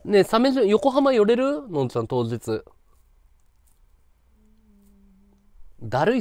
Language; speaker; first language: Japanese; native; Japanese